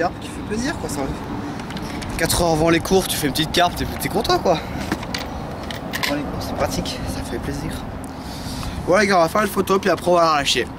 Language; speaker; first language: French; native; French